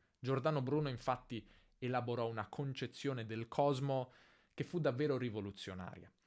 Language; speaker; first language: Italian; native; Italian